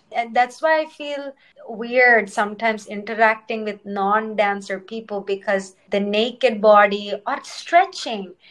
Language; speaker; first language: English; non-native, local second language; Telugu